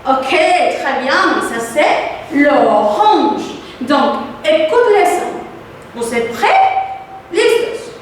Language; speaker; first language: French; non-native, fluent; Spanish